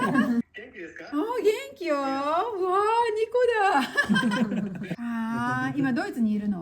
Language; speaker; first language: Japanese; native; Japanese